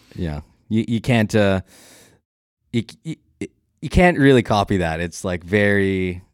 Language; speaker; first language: English; native; English